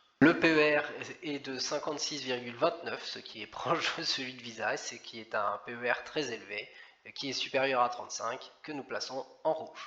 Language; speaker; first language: French; native; French